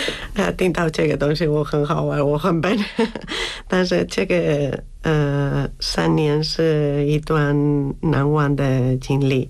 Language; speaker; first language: Chinese; non-native, learner; Spanish